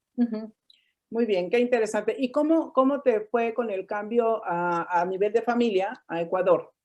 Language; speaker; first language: Spanish; native; Spanish